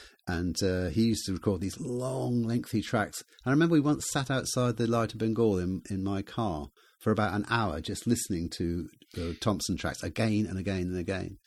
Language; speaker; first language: English; native; English